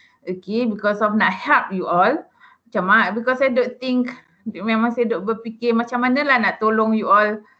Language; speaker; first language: English; non-native, local second language; Malay